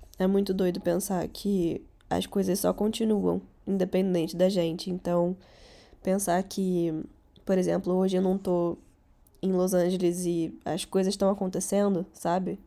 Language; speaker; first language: Portuguese; early bilingual, other home language; Catalan